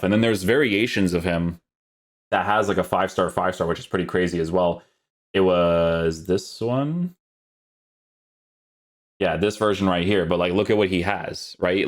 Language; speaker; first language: English; native; English